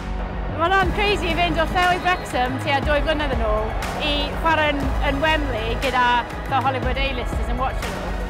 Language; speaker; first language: Welsh; native; Welsh